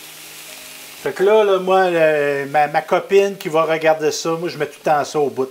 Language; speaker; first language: French; native; French